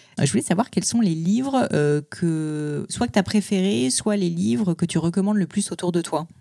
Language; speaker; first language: French; native; French